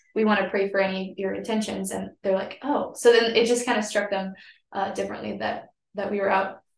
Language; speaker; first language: English; native; English